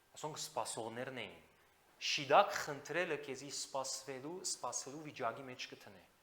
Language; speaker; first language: Armenian; native; Armenian